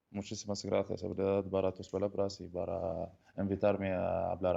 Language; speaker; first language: Spanish; non-native, learner; Arabic